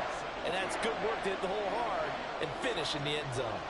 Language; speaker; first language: English; native; English